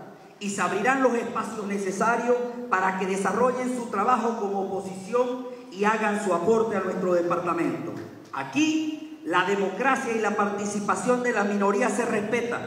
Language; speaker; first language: Spanish; native; Spanish